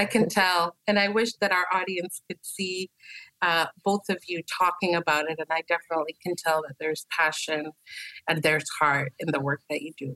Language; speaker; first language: English; early bilingual, other home language; Spanish